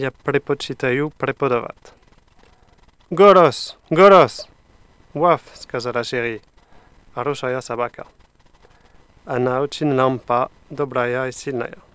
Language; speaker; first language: Russian; non-native, learner; French